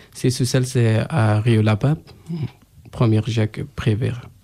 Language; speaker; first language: French; non-native, learner; Persian